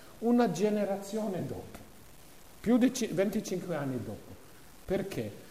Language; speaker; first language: Italian; non-native, fluent; English